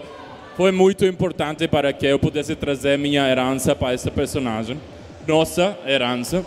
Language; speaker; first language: Portuguese; non-native, learner; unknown